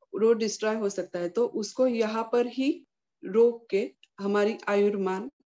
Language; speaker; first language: Hindi; non-native, local second language; Marathi